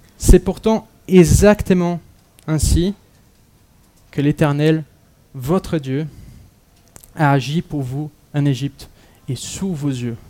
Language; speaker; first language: French; non-native, fluent; Portuguese